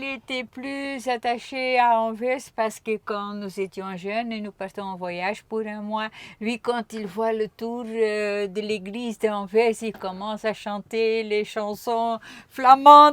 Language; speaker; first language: French; non-native, local second language; Dutch